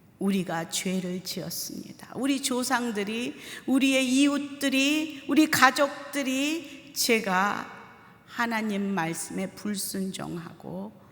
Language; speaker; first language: Korean; native; Korean